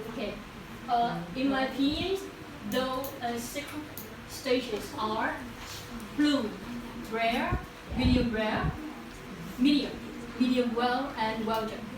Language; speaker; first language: English; non-native, learner; Vietnamese